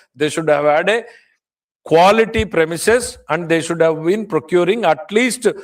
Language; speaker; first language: English; non-native, local second language; Telugu